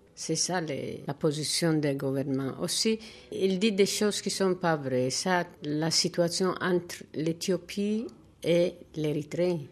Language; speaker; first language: French; non-native, learner; Tigrinya